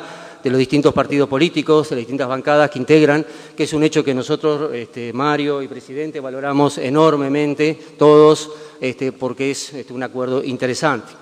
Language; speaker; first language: Spanish; native; Spanish